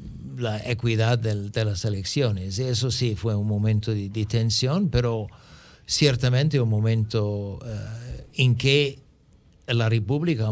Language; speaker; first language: Spanish; non-native, fluent; English